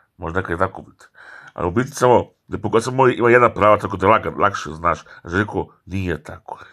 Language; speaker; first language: Serbian; early bilingual, heritage; Serbian